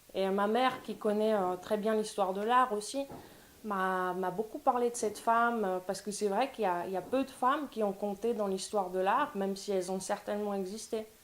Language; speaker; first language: French; native; French